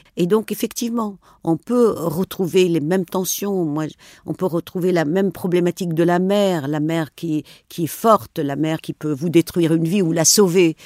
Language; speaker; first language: French; non-native, local second language; Arabic